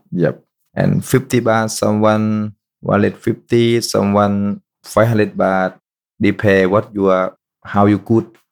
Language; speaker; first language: English; non-native, learner; Thai